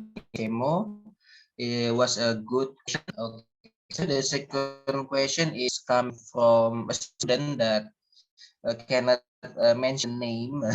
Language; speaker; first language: English; non-native, learner; Indonesian